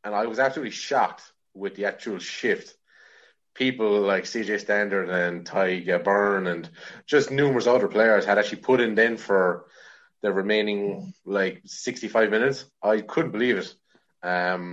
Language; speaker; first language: English; native; English